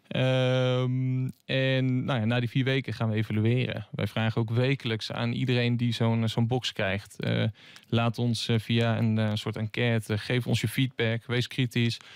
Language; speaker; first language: Dutch; native; Dutch